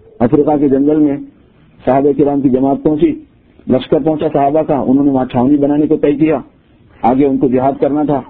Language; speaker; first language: Urdu; native; Urdu